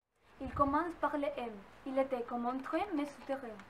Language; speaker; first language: French; non-native, learner; Spanish